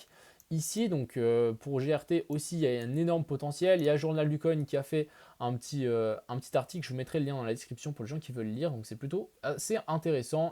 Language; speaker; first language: French; native; French